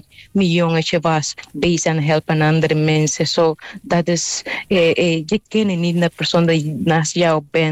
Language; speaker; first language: Dutch; non-native, fluent; Spanish